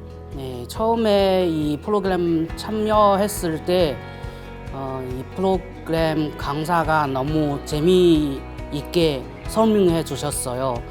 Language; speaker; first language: Korean; non-native, learner; Chinese